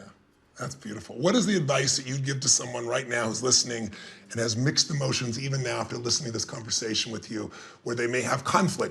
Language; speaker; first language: English; native; English